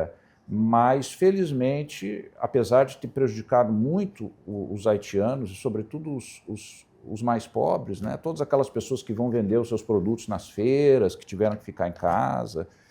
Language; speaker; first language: Portuguese; native; Portuguese